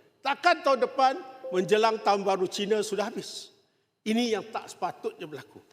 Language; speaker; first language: Malay; non-native, local second language; Chinese